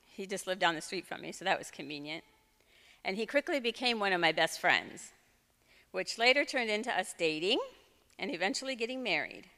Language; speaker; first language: English; native; English